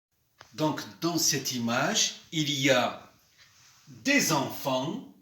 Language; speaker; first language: French; non-native, local second language; Arabic